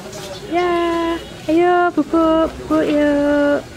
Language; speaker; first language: Indonesian; non-native, fluent; English